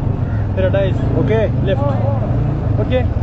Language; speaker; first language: English; non-native, learner; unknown